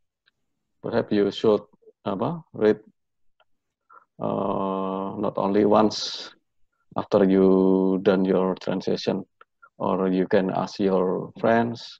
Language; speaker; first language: English; non-native, learner; Indonesian